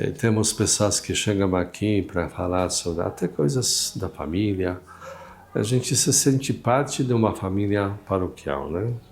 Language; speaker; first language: Portuguese; non-native, fluent; Polish